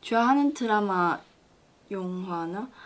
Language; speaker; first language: Korean; non-native, learner; Chinese